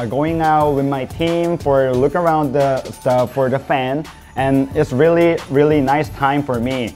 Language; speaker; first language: English; non-native, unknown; Korean